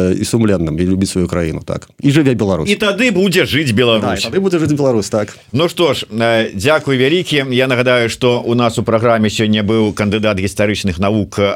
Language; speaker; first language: Belarusian; native; Belarusian